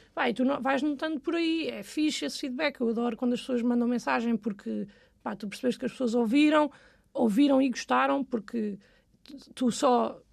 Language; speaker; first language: Portuguese; native; Portuguese